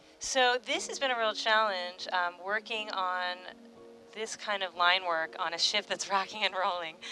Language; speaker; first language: English; native; English